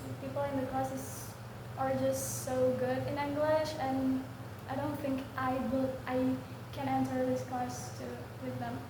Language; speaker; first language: English; non-native, learner; Indonesian